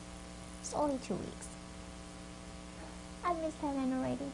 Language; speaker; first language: English; non-native, fluent; Thai